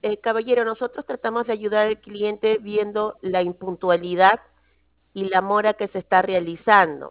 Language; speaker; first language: Spanish; native; Spanish